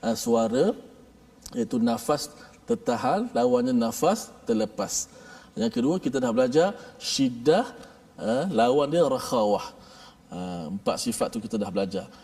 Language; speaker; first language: Malay; native; Malay